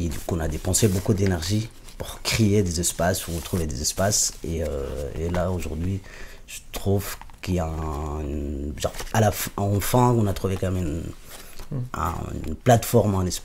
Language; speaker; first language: French; non-native, fluent; Arabic